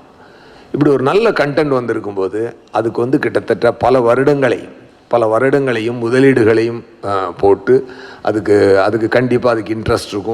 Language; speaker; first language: Tamil; native; Tamil